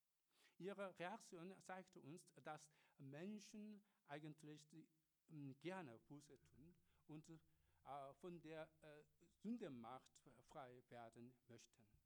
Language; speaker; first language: German; non-native, learner; Korean